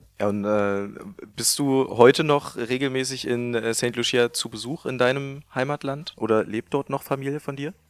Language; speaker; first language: German; native; German